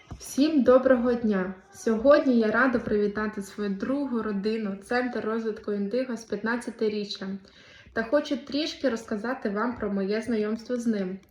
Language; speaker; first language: Ukrainian; native; Ukrainian